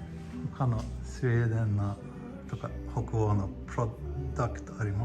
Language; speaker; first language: Japanese; non-native, fluent; Swedish